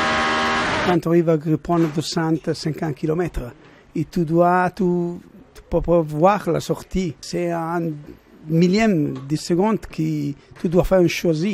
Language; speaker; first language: French; non-native, learner; Italian